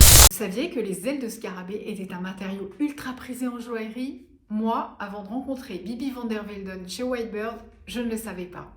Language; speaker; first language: French; native; French